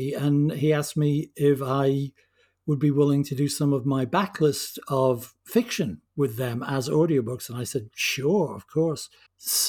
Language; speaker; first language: English; native; English